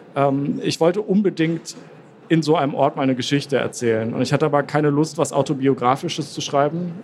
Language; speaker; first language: German; native; German